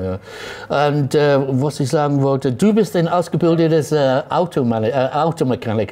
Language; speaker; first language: German; non-native, fluent; English